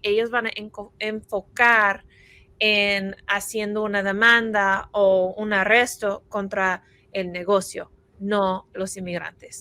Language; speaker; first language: Spanish; non-native, fluent; English